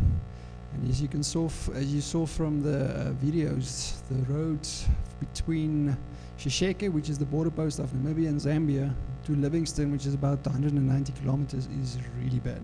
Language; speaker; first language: English; non-native, local second language; Afrikaans